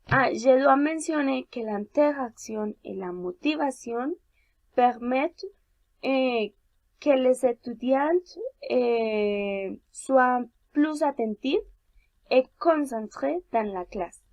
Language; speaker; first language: French; non-native, learner; Spanish